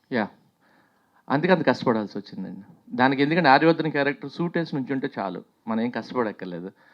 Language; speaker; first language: Telugu; native; Telugu